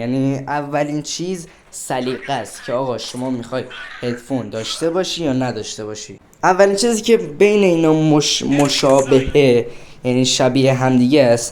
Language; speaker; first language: Persian; native; Persian